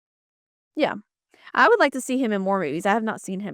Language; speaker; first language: English; native; English